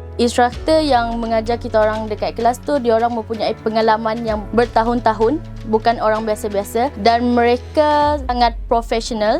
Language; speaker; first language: Malay; native; Malay